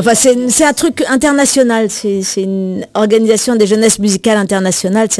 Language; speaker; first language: French; native; French